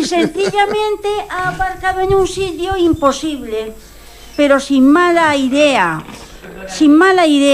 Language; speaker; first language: Spanish; native; Spanish